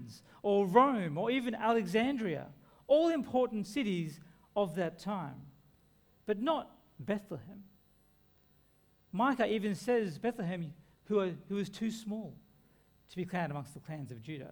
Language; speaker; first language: English; native; English